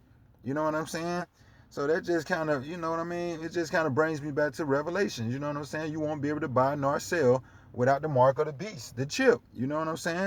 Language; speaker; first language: English; native; English